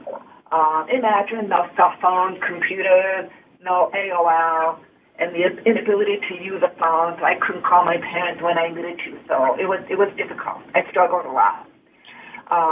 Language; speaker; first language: English; early bilingual, other home language; Hungarian